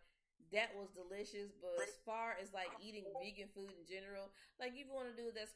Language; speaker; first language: English; native; English